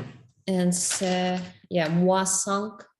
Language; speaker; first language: French; non-native, learner; English